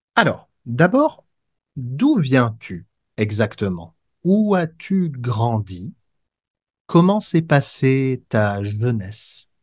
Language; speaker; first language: French; native; French